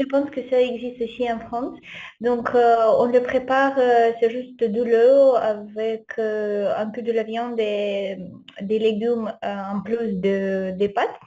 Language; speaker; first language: French; non-native, fluent; Ukrainian